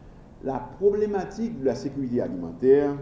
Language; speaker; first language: French; non-native, local second language; Haitian Creole